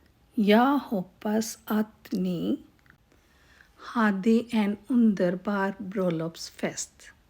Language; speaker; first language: Swedish; non-native, learner; Urdu